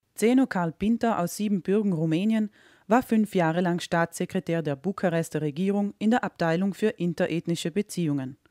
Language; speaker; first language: German; native; German